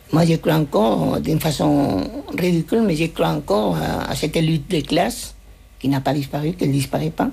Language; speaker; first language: French; non-native, fluent; Spanish